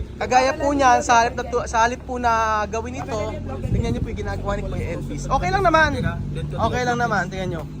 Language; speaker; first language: Filipino; native; Filipino